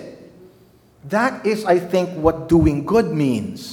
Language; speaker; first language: English; non-native, local second language; Filipino